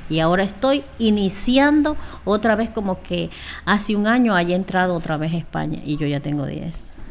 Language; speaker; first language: Spanish; native; Spanish